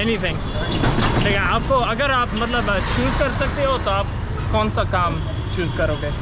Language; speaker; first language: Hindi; non-native, learner; English